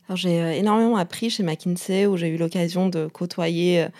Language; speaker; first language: French; non-native, fluent; Chinese